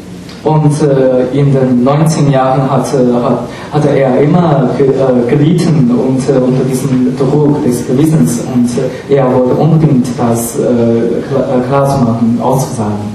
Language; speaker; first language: German; non-native, fluent; Chinese